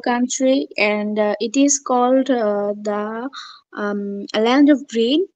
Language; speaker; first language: English; non-native, learner; Bangla